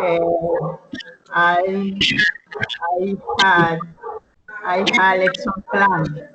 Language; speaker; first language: English; non-native, learner; Spanish